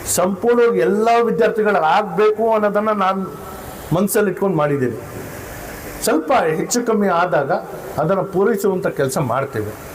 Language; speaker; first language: Kannada; non-native, local second language; Urdu